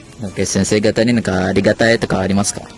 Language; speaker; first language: Japanese; non-native, learner; Malay